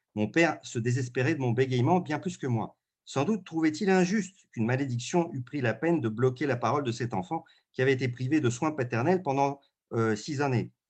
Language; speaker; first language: French; early bilingual, other home language; Russian